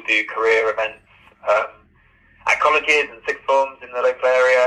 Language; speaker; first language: English; native; English